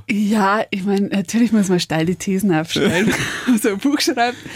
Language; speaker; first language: German; native; German